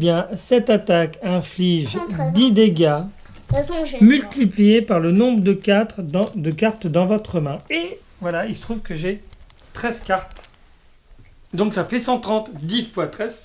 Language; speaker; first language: French; native; French